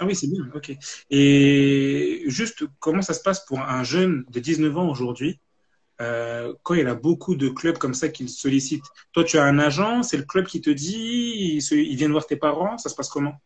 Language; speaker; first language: French; native; French